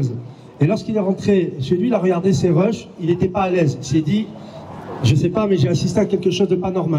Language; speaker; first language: French; native; French